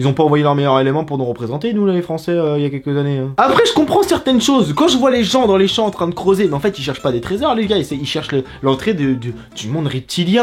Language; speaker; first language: French; native; French